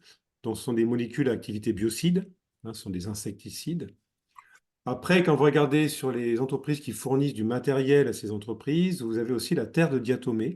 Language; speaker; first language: French; native; French